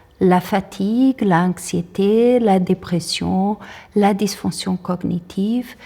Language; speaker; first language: French; non-native, fluent; Portuguese